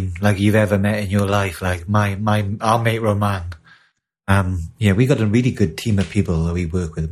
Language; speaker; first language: English; native; English